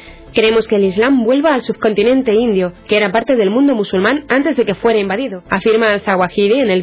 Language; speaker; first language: Spanish; native; Spanish